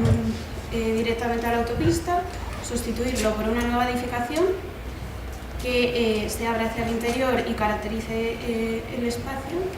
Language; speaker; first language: Spanish; native; Spanish